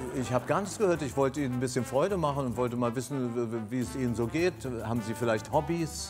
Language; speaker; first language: German; native; German